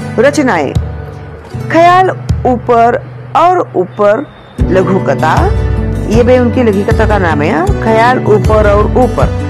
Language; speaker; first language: Hindi; non-native, local second language; Marathi